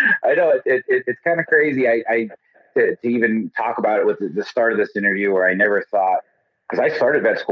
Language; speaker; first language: English; native; English